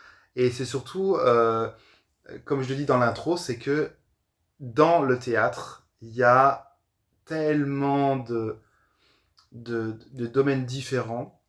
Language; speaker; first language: French; native; French